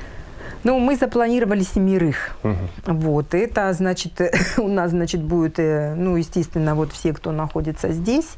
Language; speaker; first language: Russian; native; Russian